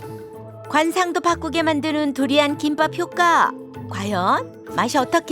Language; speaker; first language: Korean; native; Korean